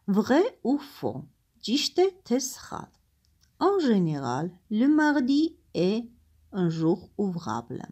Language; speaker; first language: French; non-native, fluent; Armenian